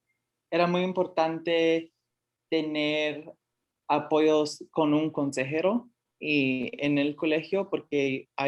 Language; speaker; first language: Spanish; early bilingual, heritage; Spanish